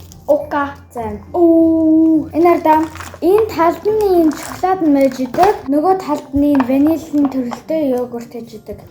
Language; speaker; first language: Mongolian; early bilingual, heritage; Mongolian